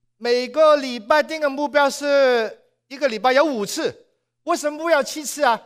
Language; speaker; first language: Chinese; non-native, local second language; Cantonese